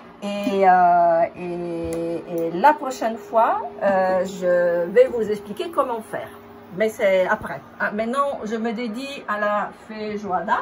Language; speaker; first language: French; non-native, fluent; Italian